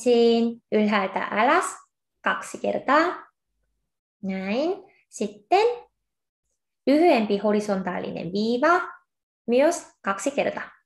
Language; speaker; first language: Finnish; non-native, fluent; Korean